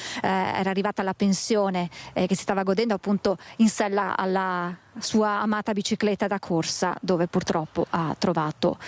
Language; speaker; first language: Italian; native; Italian